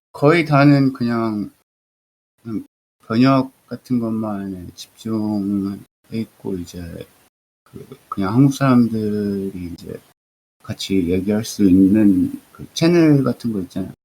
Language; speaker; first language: Korean; early bilingual, heritage; Korean